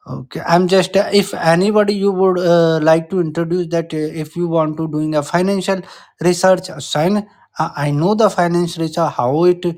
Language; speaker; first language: English; non-native, local second language; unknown